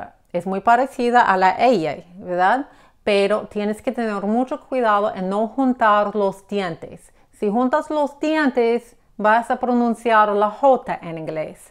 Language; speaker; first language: Spanish; non-native, fluent; English